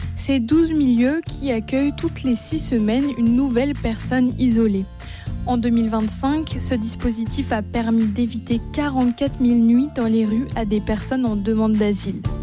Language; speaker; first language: French; native; French